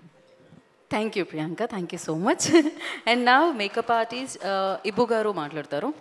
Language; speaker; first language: Telugu; native; Telugu